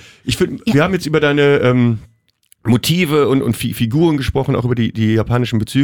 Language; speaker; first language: German; native; German